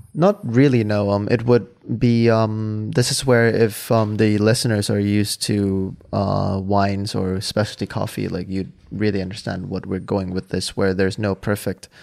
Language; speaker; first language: English; non-native, fluent; Thai